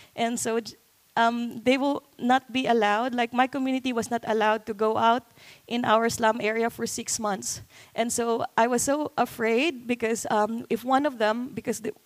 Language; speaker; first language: English; non-native, local second language; Cebuano